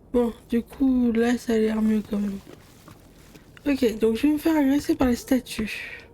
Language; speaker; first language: French; native; French